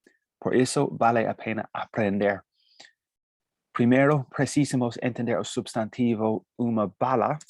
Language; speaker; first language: Portuguese; non-native, fluent; Spanish